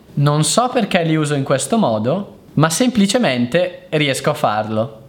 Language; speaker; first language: Italian; native; Italian